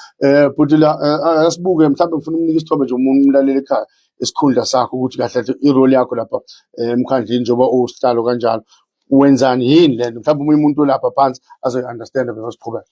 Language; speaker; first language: Zulu; native; Zulu